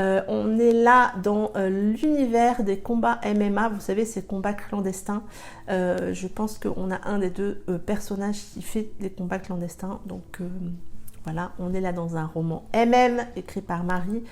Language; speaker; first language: French; native; French